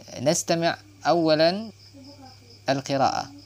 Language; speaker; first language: Arabic; non-native, fluent; Indonesian